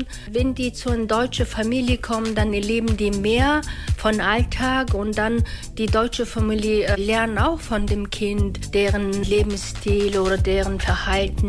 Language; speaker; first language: German; non-native, fluent; Mongolian